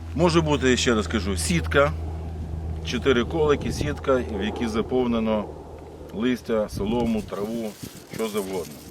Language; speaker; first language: Ukrainian; native; Ukrainian